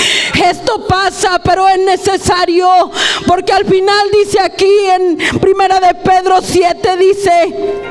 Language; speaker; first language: Spanish; native; Spanish